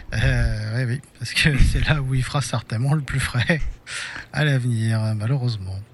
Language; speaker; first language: French; native; French